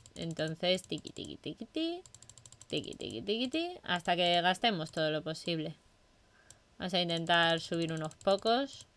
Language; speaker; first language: Spanish; native; Spanish